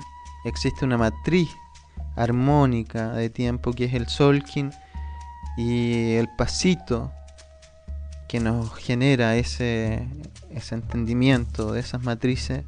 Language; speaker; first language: Spanish; native; Spanish